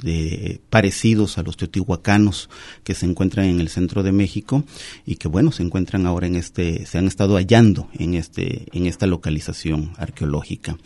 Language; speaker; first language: Spanish; native; Spanish